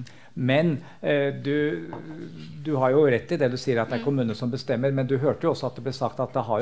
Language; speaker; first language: Norwegian; native; Norwegian